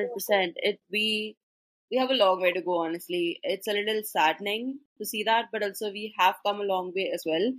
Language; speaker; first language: English; non-native, local second language; Hindi